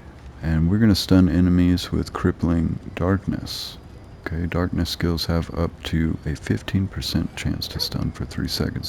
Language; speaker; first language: English; native; English